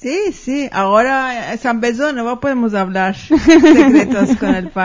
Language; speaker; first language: Spanish; early bilingual, heritage; Ladino